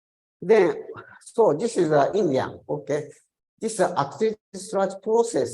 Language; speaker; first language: English; non-native, learner; Japanese